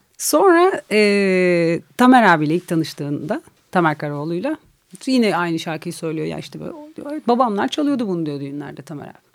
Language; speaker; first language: Turkish; native; Turkish